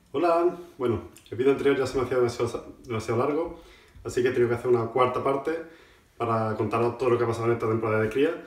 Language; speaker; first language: Spanish; native; Spanish